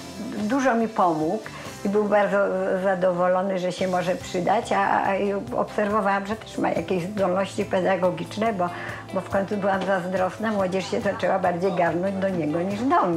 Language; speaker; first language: Polish; native; Polish